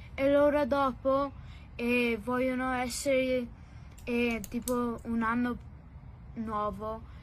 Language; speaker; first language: Italian; early bilingual, heritage; Italian